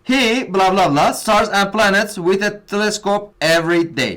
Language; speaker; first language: English; non-native, fluent; Turkish